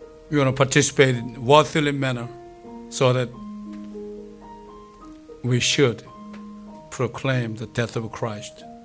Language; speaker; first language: English; non-native, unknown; Korean